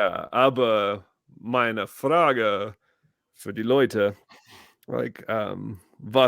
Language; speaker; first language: German; non-native, learner; English